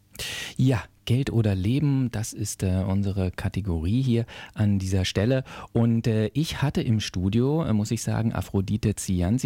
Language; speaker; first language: German; native; German